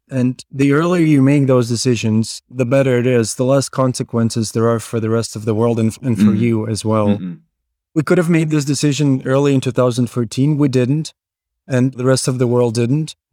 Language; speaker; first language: English; non-native, fluent; Ukrainian